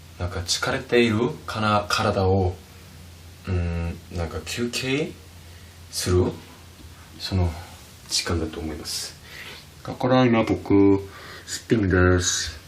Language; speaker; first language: Japanese; non-native, fluent; Korean